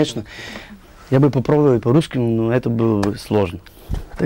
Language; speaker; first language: Russian; non-native, learner; Bulgarian